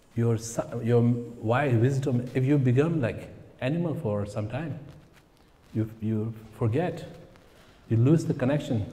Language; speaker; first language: English; non-native, fluent; Tibetan